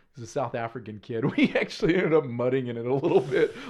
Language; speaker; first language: English; native; English